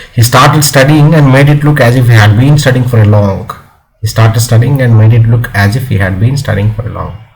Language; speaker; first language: English; non-native, local second language; Telugu